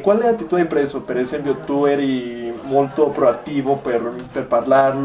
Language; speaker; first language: Italian; non-native, fluent; Spanish